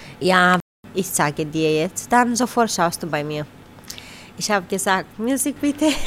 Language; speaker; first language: German; non-native, learner; Romanian